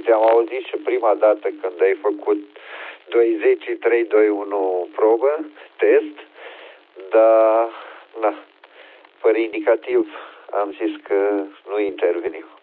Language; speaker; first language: Romanian; native; Romanian